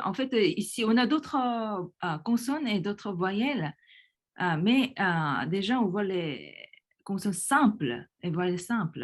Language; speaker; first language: French; early bilingual, other home language; Korean